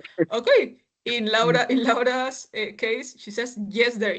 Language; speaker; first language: English; non-native, fluent; Spanish